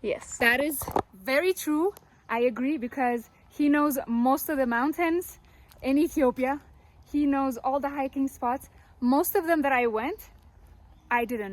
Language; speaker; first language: English; non-native, local second language; Amharic